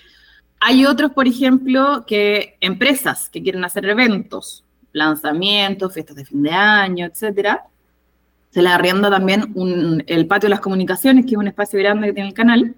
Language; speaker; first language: Spanish; native; Spanish